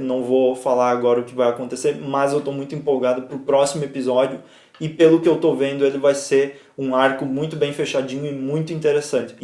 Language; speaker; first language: Portuguese; native; Portuguese